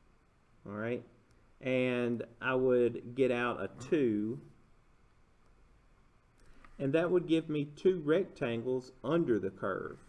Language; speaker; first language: English; native; English